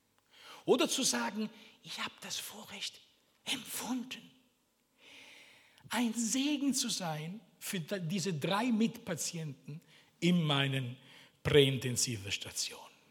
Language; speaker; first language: German; non-native, fluent; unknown